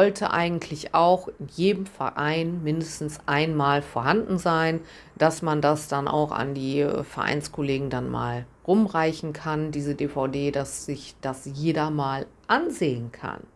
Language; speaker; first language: German; native; German